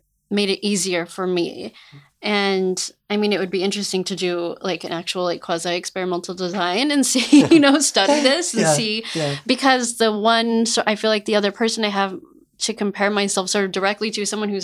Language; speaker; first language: English; native; English